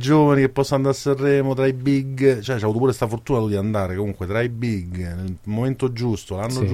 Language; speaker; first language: Italian; native; Italian